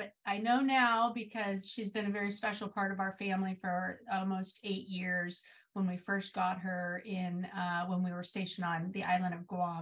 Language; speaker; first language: English; native; English